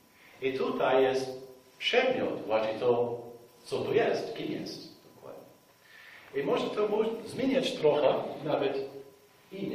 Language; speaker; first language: Polish; non-native, fluent; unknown